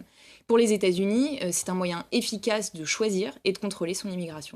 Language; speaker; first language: French; native; French